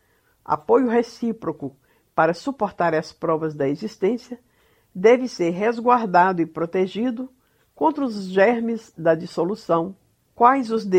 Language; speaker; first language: Portuguese; native; Portuguese